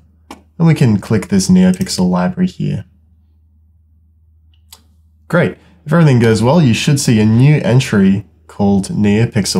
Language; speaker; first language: English; native; English